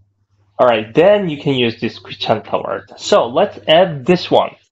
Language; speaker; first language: English; non-native, fluent; Korean